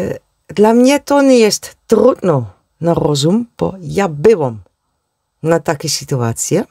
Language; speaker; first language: Polish; non-native, learner; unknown